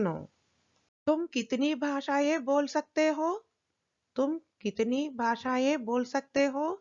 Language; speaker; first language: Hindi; non-native, local second language; Telugu